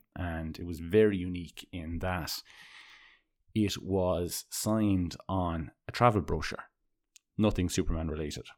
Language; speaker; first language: English; native; English